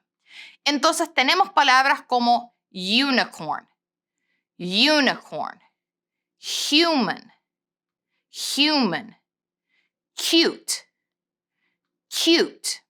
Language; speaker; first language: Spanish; non-native, fluent; English